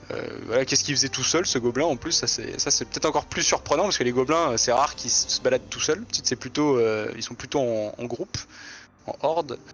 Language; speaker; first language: French; native; French